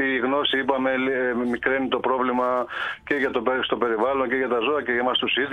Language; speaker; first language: Greek; native; Greek